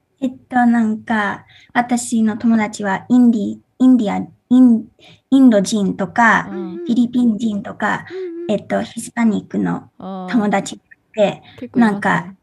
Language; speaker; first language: Japanese; early bilingual, heritage; English